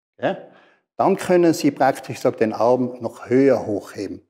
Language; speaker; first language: German; native; German